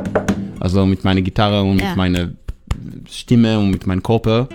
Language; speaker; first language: German; non-native, learner; English